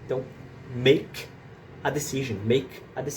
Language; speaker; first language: English; non-native, fluent; Portuguese